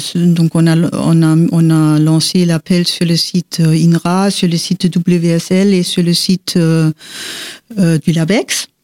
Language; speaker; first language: French; non-native, fluent; Portuguese